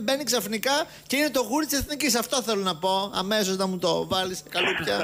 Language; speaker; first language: Greek; native; Greek